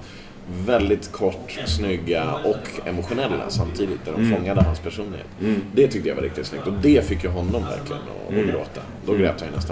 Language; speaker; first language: Swedish; native; Swedish